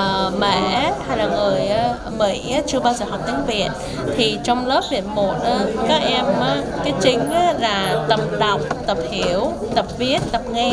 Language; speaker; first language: Vietnamese; early bilingual, heritage; Vietnamese